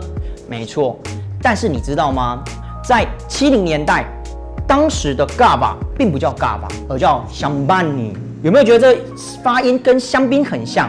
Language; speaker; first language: Chinese; native; Chinese